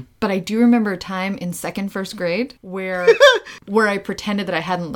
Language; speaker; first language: English; early bilingual, other home language; Russian